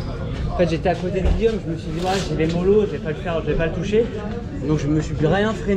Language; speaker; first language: French; native; French